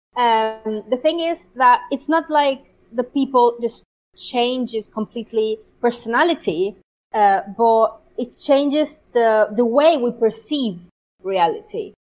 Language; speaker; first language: English; non-native, fluent; Italian